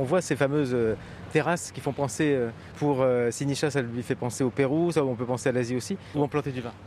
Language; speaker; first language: French; native; French